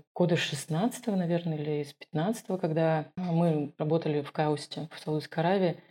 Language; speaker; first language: Russian; non-native, local second language; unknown